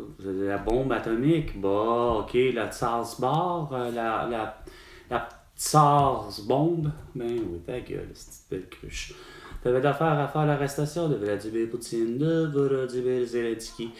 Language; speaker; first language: French; native; French